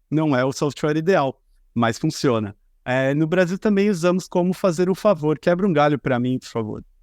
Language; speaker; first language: Portuguese; native; Portuguese